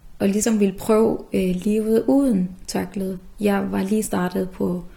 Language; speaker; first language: Danish; early bilingual, other home language; Arabic